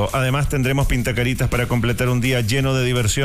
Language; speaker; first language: Spanish; native; Spanish